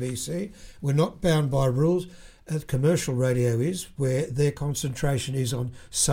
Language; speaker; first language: English; native; English